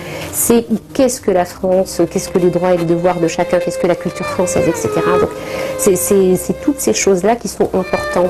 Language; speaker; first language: French; native; French